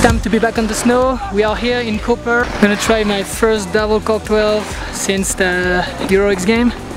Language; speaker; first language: English; non-native, fluent; French